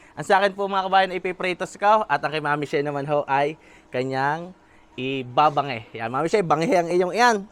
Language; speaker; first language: Filipino; native; Filipino